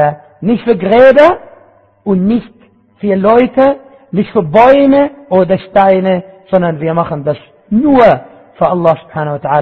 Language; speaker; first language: German; non-native, fluent; Arabic